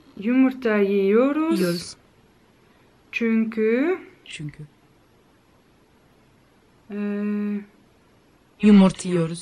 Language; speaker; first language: Turkish; non-native, learner; Dutch